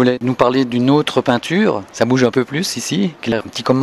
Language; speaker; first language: French; native; French